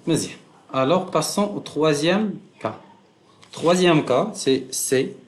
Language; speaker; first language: French; non-native, local second language; Arabic